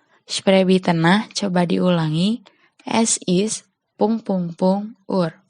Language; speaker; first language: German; non-native, fluent; Indonesian